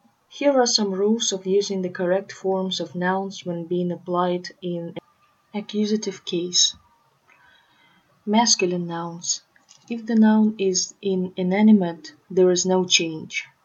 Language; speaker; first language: English; non-native, fluent; Russian